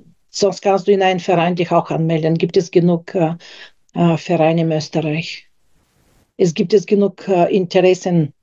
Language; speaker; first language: German; non-native, fluent; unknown